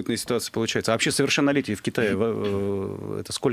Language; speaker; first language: Russian; native; Russian